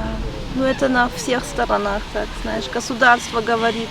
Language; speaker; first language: Russian; early bilingual, heritage; Russian